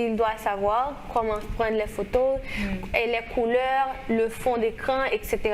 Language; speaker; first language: French; non-native, local second language; Haitian Creole